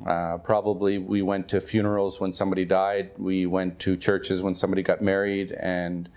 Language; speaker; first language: English; native; English